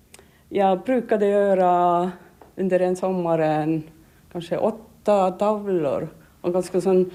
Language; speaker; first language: Swedish; non-native, learner; Estonian